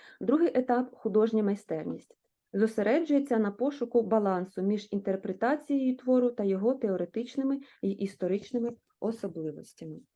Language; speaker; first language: Ukrainian; native; Ukrainian